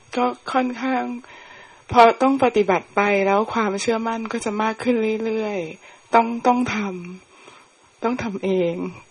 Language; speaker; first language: Thai; native; Thai